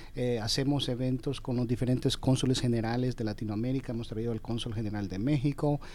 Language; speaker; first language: Spanish; early bilingual, heritage; Spanish